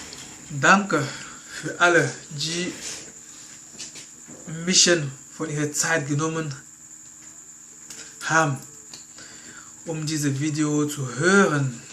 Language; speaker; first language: German; non-native, fluent; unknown